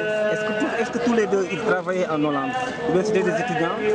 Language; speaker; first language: French; native; French